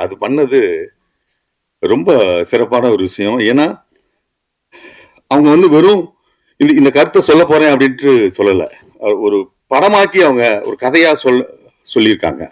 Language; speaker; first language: Tamil; native; Tamil